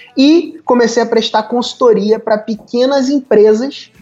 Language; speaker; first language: Portuguese; native; Portuguese